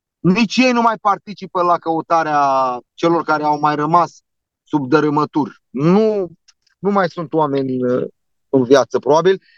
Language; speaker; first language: Romanian; non-native, local second language; Turkish